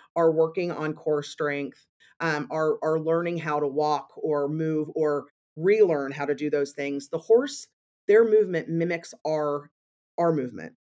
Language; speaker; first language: English; native; English